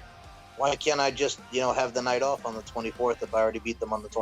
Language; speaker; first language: English; native; English